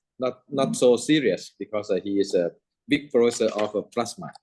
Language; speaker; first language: English; non-native, fluent; Thai